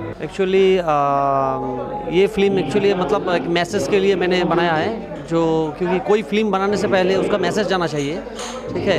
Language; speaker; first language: Hindi; non-native, local second language; Bangla